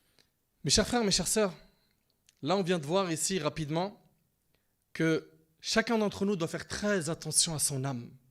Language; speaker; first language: French; native; French